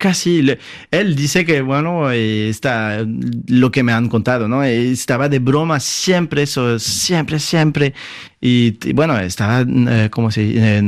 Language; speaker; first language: Spanish; non-native, fluent; French